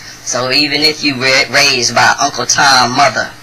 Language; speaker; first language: English; native; English